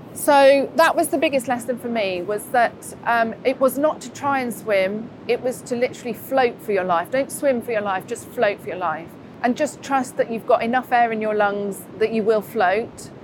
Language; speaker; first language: English; native; English